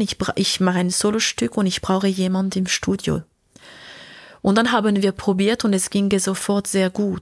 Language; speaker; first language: German; non-native, local second language; French